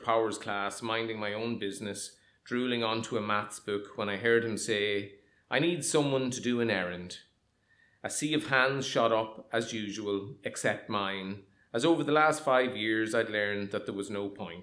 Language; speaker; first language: English; native; English